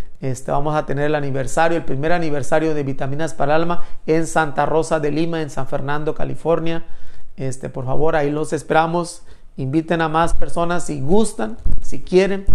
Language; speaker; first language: Spanish; native; Spanish